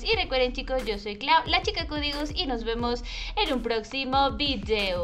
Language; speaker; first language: Spanish; native; Spanish